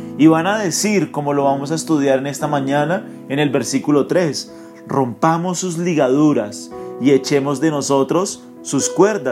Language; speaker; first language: Spanish; native; Spanish